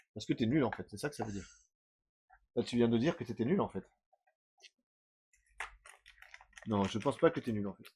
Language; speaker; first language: French; native; French